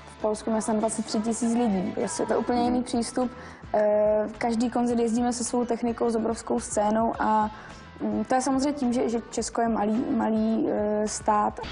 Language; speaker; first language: Czech; non-native, local second language; Polish